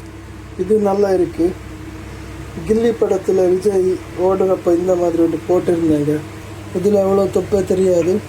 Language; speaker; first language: Tamil; non-native, learner; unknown